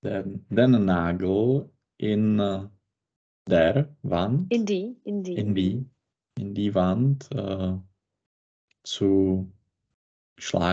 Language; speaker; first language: German; non-native, learner; Czech